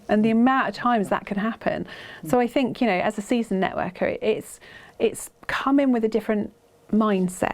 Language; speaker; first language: English; native; English